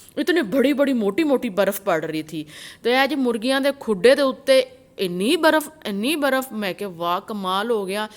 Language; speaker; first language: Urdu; non-native, local second language; Punjabi